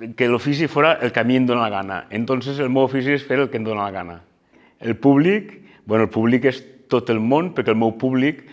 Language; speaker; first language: Catalan; native; Catalan